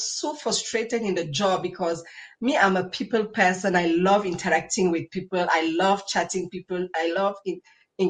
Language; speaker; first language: English; non-native, local second language; French